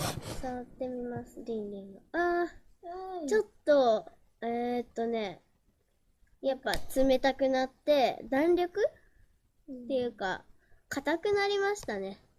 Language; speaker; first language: Japanese; native; Japanese